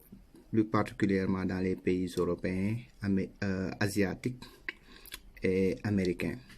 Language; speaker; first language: French; non-native, local second language; Wolof